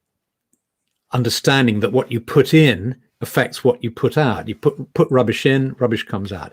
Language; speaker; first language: English; native; English